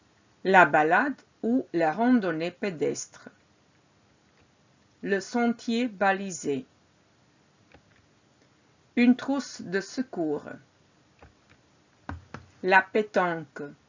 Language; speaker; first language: French; non-native, fluent; Croatian